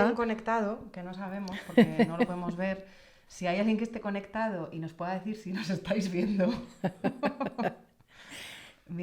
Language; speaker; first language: Spanish; native; Spanish